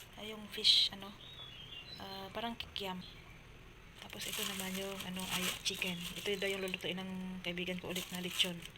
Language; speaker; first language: Filipino; native; Filipino